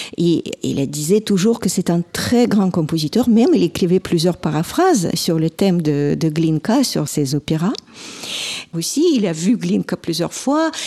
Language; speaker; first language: French; non-native, fluent; Russian